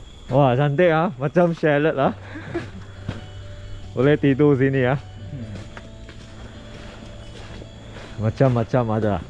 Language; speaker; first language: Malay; non-native, local second language; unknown